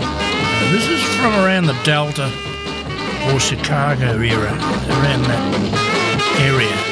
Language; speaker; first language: English; native; English